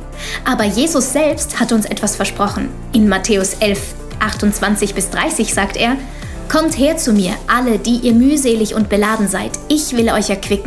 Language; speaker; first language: German; native; German